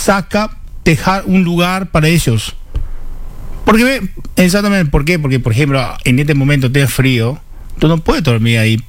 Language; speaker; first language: Spanish; non-native, learner; Chinese